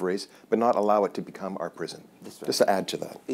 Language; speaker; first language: English; native; English